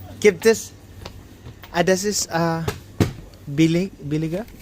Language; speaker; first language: German; non-native, learner; Filipino